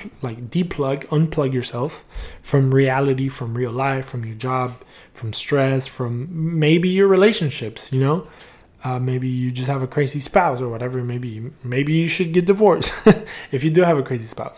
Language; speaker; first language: English; early bilingual, other home language; Spanish